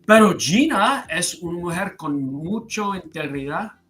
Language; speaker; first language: Spanish; non-native, learner; English